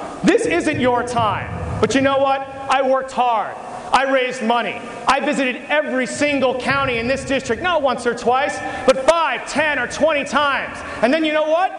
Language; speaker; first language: English; native; English